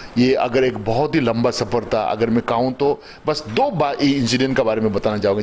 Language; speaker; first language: Hindi; non-native, local second language; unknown